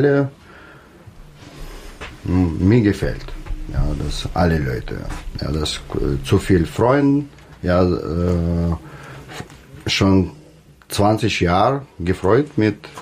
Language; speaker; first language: German; non-native, learner; Russian